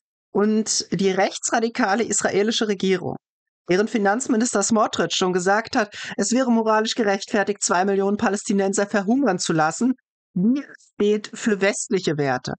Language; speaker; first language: German; native; German